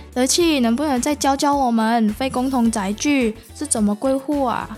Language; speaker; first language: Chinese; non-native, fluent; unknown